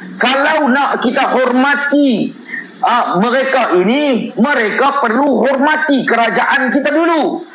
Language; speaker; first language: Malay; native; Malay